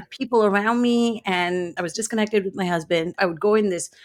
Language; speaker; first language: English; non-native, local second language; Gujarati